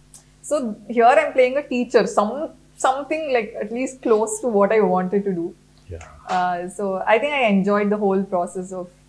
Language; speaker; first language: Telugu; non-native, fluent; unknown